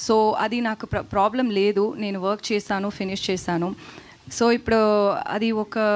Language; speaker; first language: Telugu; non-native, learner; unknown